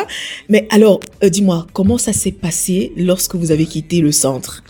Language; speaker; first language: French; native; French